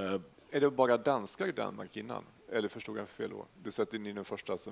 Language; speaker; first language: Swedish; native; Swedish